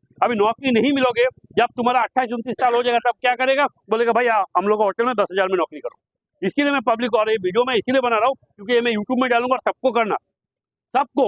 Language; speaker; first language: Hindi; non-native, local second language; Bangla